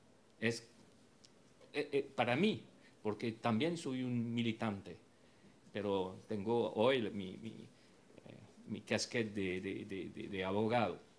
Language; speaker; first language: Spanish; non-native, fluent; French